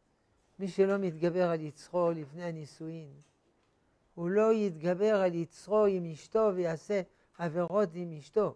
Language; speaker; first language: Hebrew; non-native, fluent; French